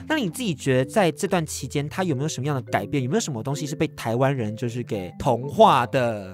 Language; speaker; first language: Chinese; native; Chinese